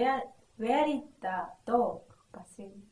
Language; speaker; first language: English; non-native, learner; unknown